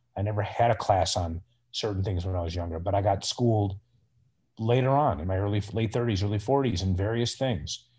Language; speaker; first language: English; native; English